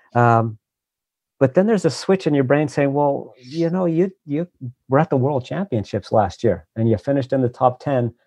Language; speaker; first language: English; native; English